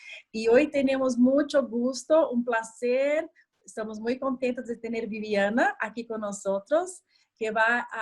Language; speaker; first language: Spanish; non-native, learner; Portuguese